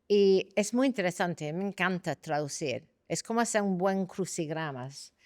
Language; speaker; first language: Spanish; non-native, fluent; English